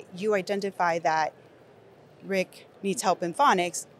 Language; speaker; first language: English; non-native, fluent; Spanish